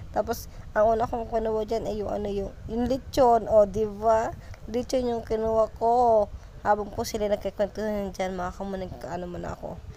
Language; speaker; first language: Filipino; native; Filipino